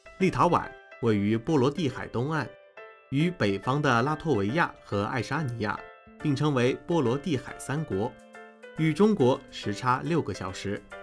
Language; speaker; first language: Chinese; native; Chinese